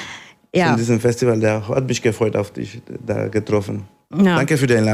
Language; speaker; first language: German; non-native, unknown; Spanish